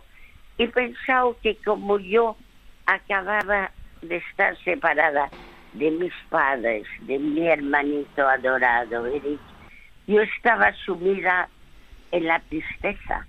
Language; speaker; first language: Spanish; early bilingual, other home language; French